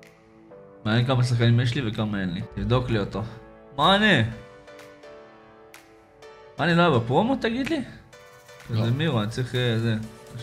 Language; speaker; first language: Hebrew; native; Hebrew